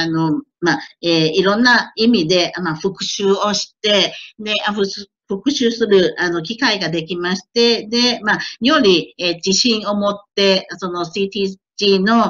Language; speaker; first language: Japanese; non-native, fluent; Thai